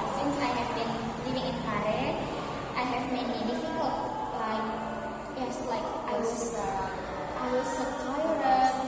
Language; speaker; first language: English; non-native, learner; Indonesian